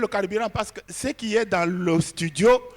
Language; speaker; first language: French; non-native, local second language; Lingala